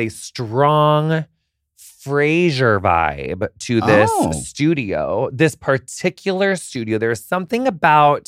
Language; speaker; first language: English; native; English